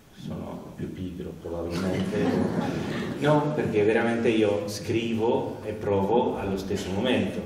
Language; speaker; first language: Italian; non-native, learner; Spanish